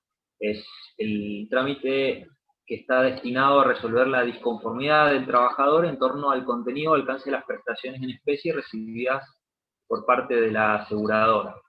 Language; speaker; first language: Spanish; native; Spanish